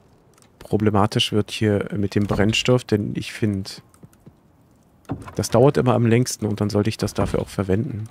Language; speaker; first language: German; native; German